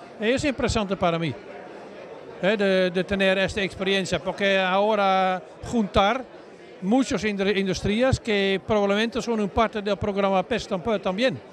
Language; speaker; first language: Spanish; non-native, learner; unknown